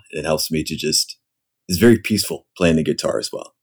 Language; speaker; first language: English; native; English